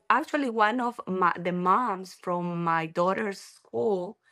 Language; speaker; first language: English; non-native, learner; Spanish